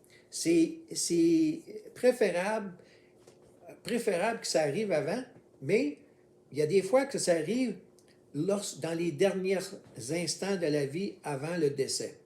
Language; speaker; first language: French; native; French